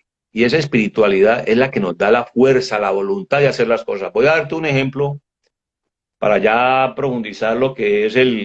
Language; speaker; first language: Spanish; native; Spanish